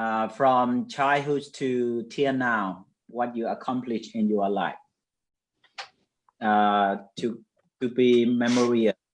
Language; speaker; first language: English; non-native, fluent; Mon